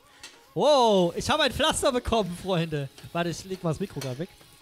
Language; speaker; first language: German; native; German